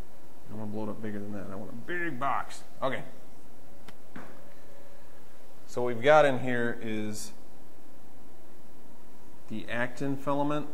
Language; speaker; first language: English; native; English